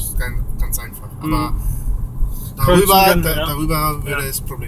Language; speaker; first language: German; non-native, learner; Greek